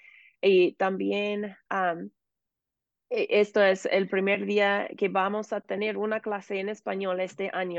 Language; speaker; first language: Spanish; non-native, fluent; English